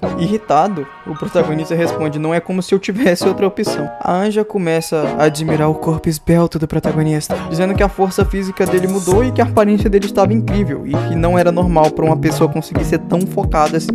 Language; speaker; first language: Portuguese; native; Portuguese